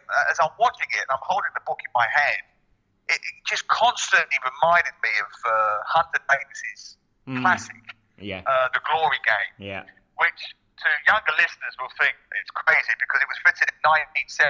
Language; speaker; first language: English; native; English